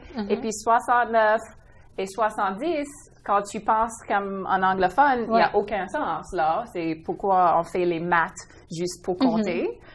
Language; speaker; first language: French; non-native, local second language; English